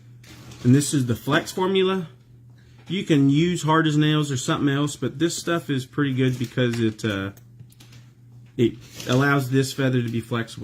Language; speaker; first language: English; native; English